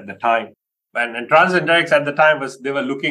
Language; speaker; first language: English; non-native, local second language; Sinhala